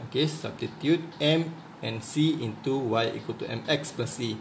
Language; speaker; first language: English; non-native, local second language; Malay